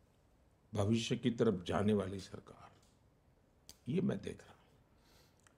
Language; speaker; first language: Hindi; non-native, local second language; Gujarati